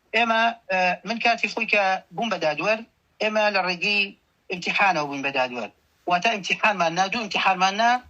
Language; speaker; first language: Central Kurdish; native; Central Kurdish